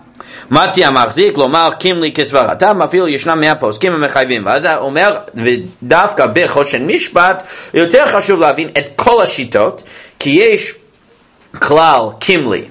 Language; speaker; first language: Hebrew; non-native, fluent; English